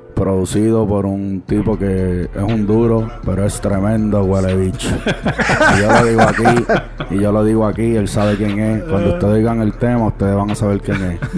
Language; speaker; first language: Spanish; native; Spanish